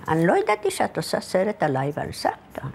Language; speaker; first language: Hebrew; non-native, fluent; Polish